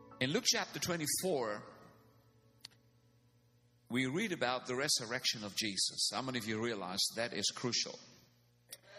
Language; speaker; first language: English; non-native, local second language; Afrikaans